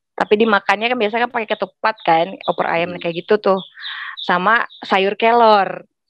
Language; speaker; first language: Indonesian; native; Indonesian